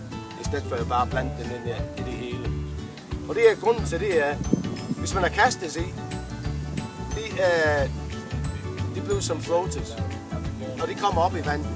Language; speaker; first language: Danish; non-native, fluent; English